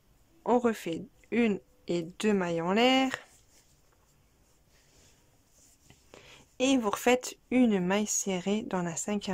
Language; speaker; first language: French; native; French